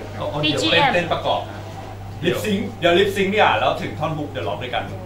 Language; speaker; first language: Chinese; non-native, learner; Thai